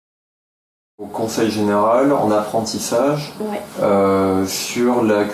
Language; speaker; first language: French; native; French